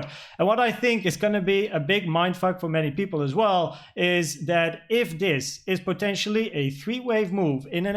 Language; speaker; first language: English; non-native, fluent; Dutch